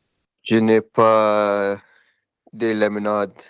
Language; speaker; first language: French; non-native, learner; Punjabi